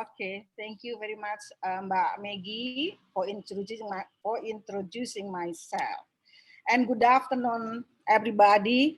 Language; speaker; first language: English; non-native, local second language; Indonesian